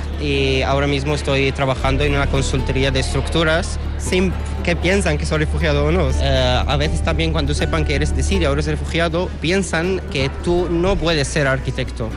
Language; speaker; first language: Spanish; non-native, fluent; Arabic